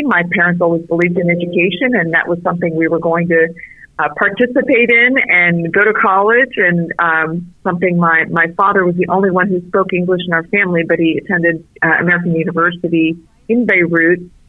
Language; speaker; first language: English; early bilingual, other home language; Arabic